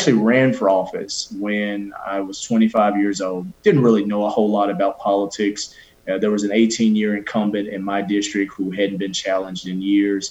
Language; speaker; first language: English; native; English